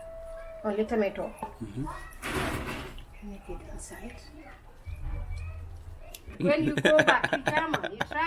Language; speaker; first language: English; non-native, learner; Wolof